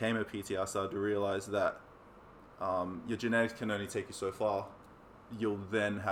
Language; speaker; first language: English; native; English